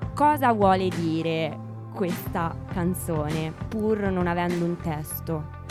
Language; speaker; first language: Italian; native; Italian